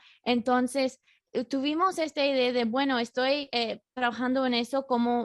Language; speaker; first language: Spanish; non-native, fluent; English